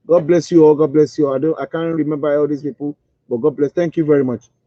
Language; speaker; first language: English; non-native, local second language; Yoruba